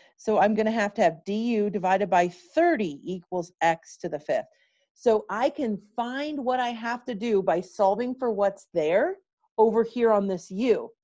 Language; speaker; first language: English; native; English